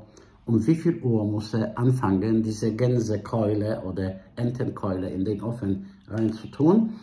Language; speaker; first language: German; non-native, fluent; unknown